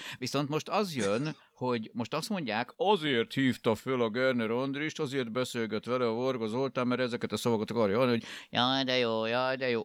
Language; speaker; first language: Hungarian; native; Hungarian